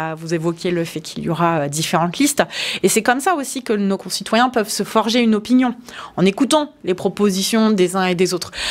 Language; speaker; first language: French; native; French